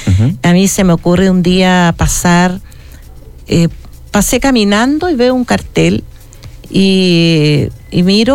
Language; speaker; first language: Spanish; native; Spanish